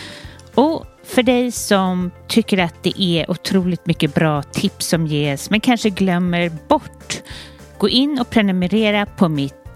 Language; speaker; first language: Swedish; native; Swedish